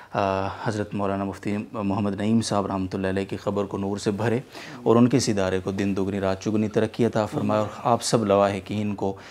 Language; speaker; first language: Urdu; native; Urdu